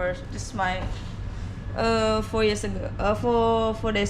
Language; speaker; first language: English; non-native, learner; Indonesian